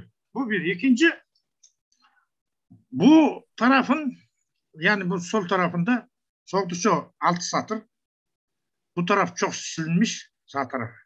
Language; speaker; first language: Turkish; non-native, learner; Kazakh